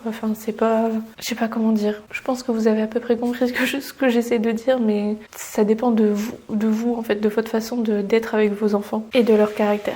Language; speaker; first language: French; native; French